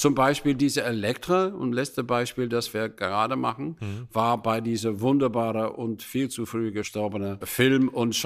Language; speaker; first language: German; non-native, fluent; English